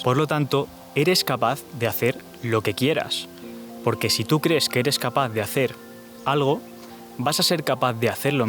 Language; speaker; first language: Spanish; native; Spanish